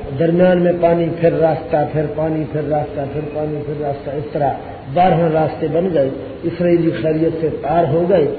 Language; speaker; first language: Urdu; non-native, local second language; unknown